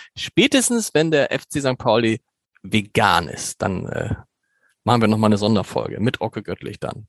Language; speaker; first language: German; native; German